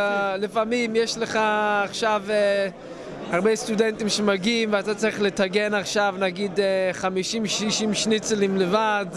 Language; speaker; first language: Hebrew; non-native, fluent; English